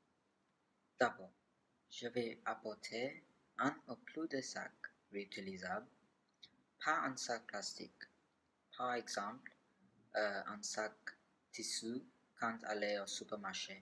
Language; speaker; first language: French; non-native, learner; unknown